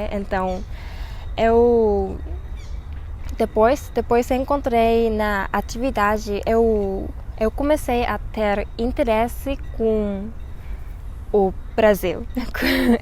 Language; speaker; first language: Portuguese; non-native, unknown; Japanese